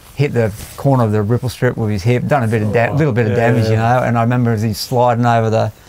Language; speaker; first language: English; native; English